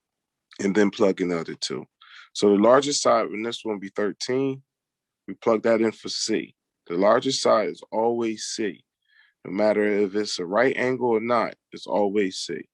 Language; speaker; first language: English; native; English